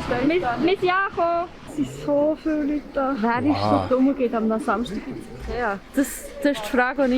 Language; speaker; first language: German; native; German